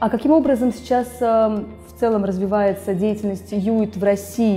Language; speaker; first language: Russian; native; Russian